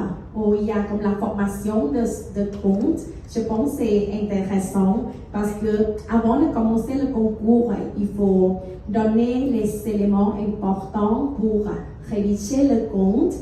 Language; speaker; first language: French; non-native, fluent; Thai